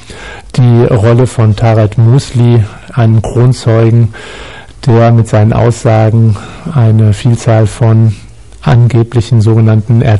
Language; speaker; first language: German; native; German